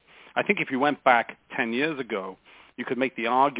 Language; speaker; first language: English; native; English